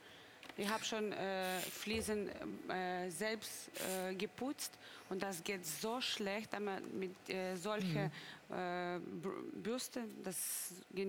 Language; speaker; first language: German; non-native, fluent; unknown